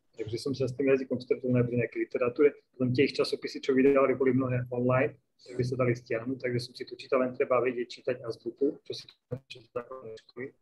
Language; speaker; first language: Slovak; native; Slovak